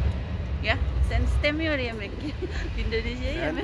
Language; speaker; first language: Turkish; non-native, learner; Indonesian